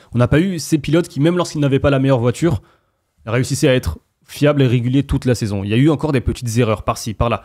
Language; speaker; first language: French; native; French